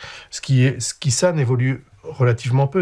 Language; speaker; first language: French; native; French